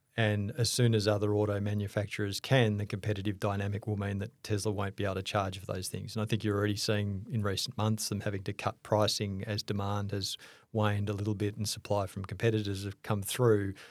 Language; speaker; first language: English; native; English